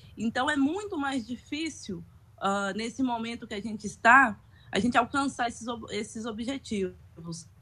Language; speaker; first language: Portuguese; native; Portuguese